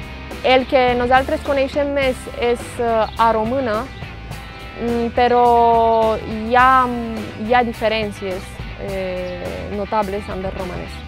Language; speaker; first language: Catalan; non-native, fluent; Romanian